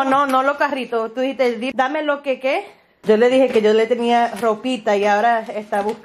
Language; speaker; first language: Spanish; early bilingual, heritage; Spanish